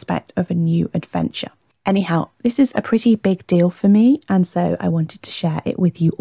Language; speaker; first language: English; native; English